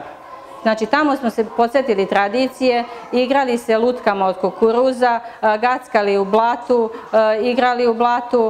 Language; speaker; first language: Serbian; native; Serbian